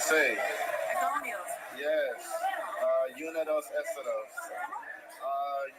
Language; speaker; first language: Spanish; non-native, learner; English